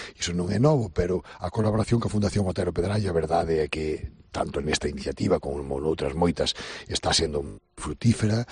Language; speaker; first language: Galician; native; Galician